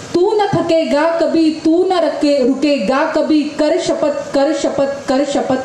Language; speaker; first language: Hindi; non-native, local second language; Marathi